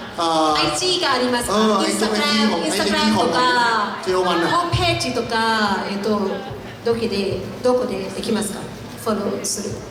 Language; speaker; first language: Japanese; non-native, learner; Thai